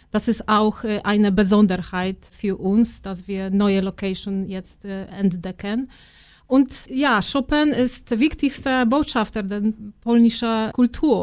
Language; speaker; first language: German; non-native, fluent; Polish